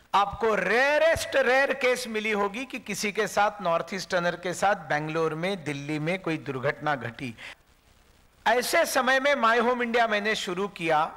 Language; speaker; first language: Hindi; non-native, local second language; Marathi